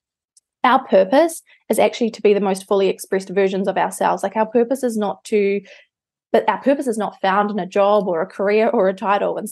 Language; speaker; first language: English; native; English